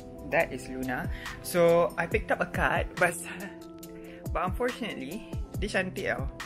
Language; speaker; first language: English; non-native, local second language; Malay